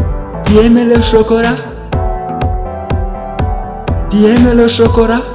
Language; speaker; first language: French; non-native, learner; Kinyarwanda